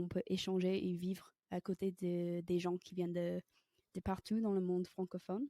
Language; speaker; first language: French; non-native, fluent; English